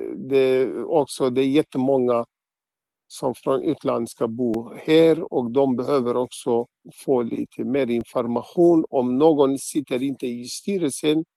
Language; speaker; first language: Swedish; non-native, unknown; Arabic